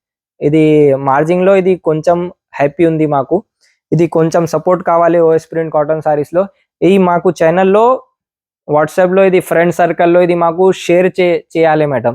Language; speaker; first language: Telugu; non-native, local second language; Urdu